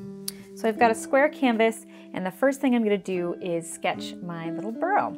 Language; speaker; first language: English; native; English